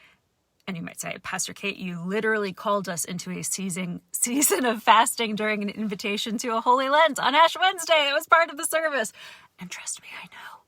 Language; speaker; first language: English; native; English